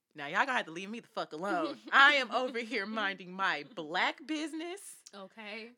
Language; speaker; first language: English; native; English